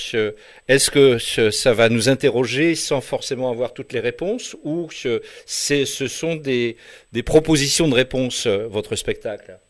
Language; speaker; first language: French; native; French